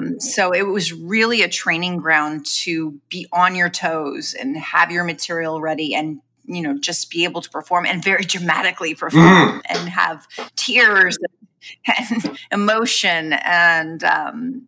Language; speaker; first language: English; native; English